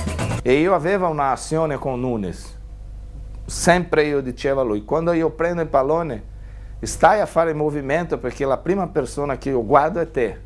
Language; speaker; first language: Italian; non-native, fluent; Portuguese